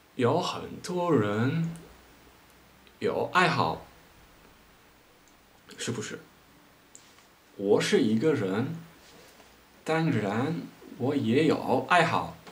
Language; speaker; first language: Chinese; non-native, learner; Dutch